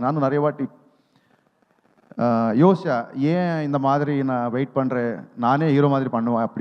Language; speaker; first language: Tamil; non-native, learner; Telugu